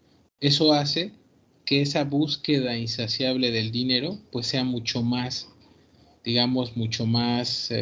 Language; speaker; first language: Spanish; native; Spanish